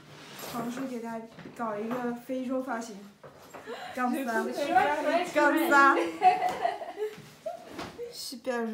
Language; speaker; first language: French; non-native, learner; Chinese